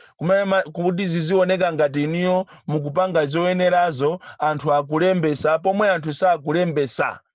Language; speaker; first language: Nyanja; native; Nyanja